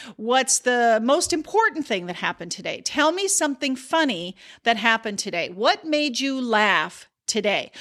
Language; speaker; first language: English; native; English